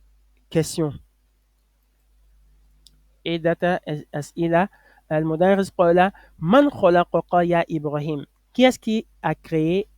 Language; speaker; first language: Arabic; non-native, fluent; French